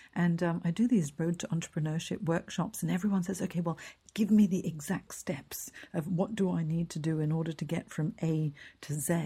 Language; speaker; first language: English; native; English